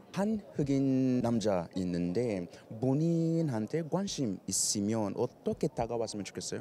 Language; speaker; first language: Korean; non-native, fluent; English